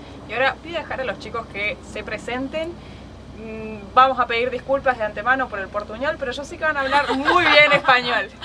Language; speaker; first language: Spanish; native; Spanish